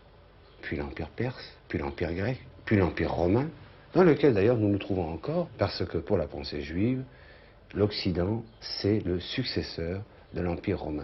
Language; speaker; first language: French; native; French